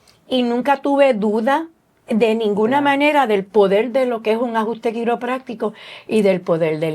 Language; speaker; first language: Spanish; native; Spanish